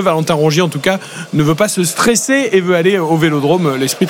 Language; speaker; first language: French; native; French